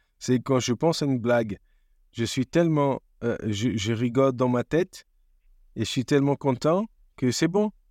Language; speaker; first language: French; non-native, fluent; Portuguese